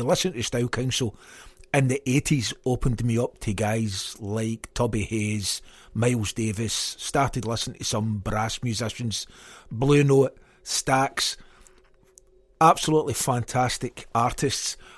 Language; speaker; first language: English; native; English